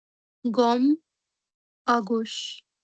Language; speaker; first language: French; non-native, learner; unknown